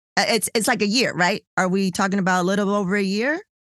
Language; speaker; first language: English; native; English